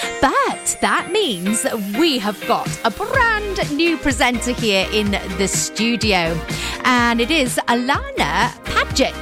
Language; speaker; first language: English; native; English